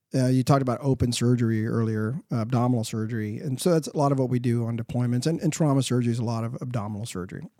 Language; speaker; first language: English; early bilingual, other home language; Spanish